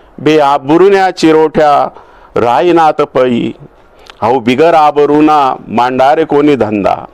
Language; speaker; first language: Marathi; native; Marathi